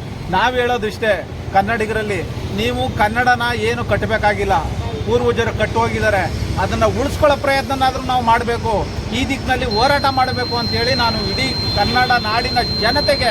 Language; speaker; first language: Kannada; native; Kannada